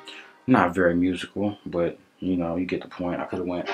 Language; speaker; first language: English; native; English